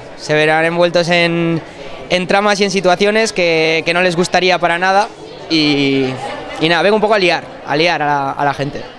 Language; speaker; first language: Spanish; native; Spanish